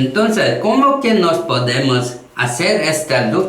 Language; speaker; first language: Spanish; non-native, learner; Korean